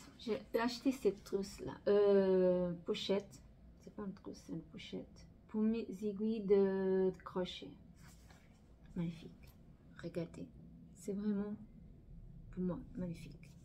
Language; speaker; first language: French; non-native, fluent; Portuguese